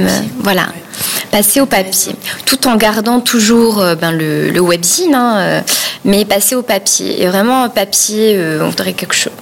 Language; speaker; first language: French; native; French